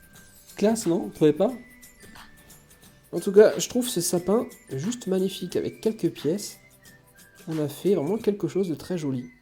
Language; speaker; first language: French; native; French